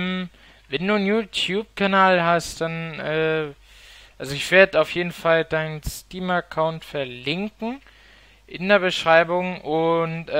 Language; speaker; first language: German; native; German